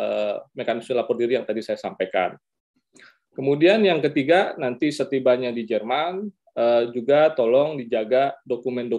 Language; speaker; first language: Indonesian; native; Indonesian